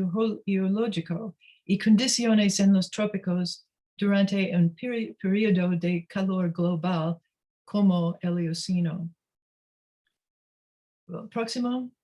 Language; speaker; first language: Spanish; non-native, learner; English